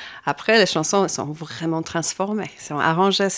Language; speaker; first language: French; non-native, fluent; Polish